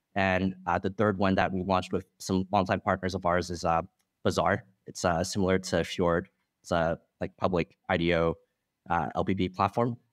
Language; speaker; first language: English; non-native, fluent; Chinese